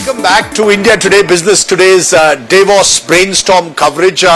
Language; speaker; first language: English; native; English